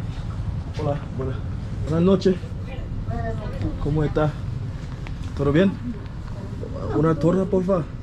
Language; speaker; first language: Spanish; non-native, learner; English